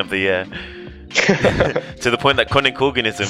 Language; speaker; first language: English; native; English